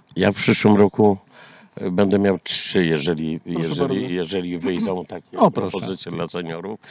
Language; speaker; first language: Polish; native; Polish